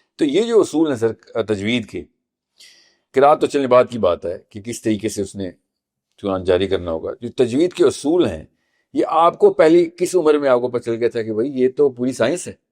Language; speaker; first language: Urdu; native; Urdu